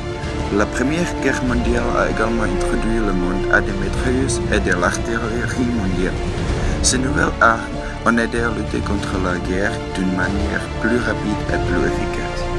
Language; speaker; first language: French; non-native, learner; English